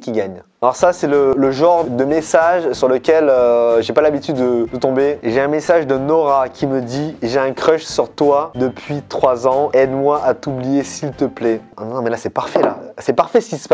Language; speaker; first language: French; native; French